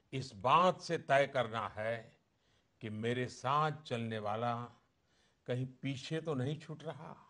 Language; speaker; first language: Hindi; non-native, local second language; Gujarati